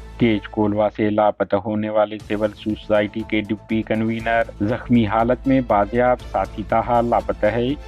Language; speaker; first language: Urdu; non-native, local second language; Baluchi